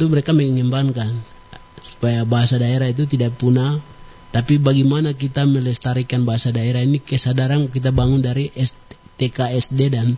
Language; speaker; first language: Indonesian; non-native, local second language; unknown